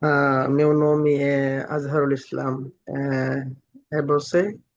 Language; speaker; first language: Portuguese; non-native, learner; Bangla